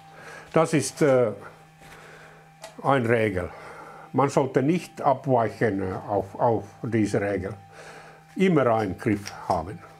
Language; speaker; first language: German; non-native, learner; Finnish